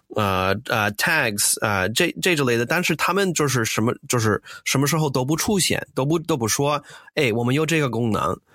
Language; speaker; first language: Chinese; non-native, fluent; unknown